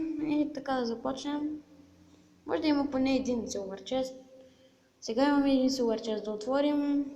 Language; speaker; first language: Bulgarian; native; Bulgarian